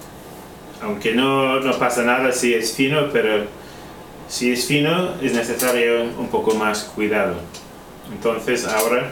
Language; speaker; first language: Spanish; non-native, fluent; English